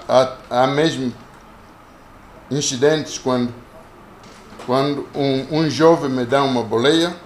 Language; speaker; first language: Portuguese; non-native, local second language; Kongo